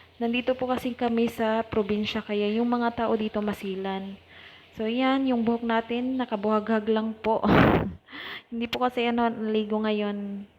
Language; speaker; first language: Filipino; non-native, local second language; Cebuano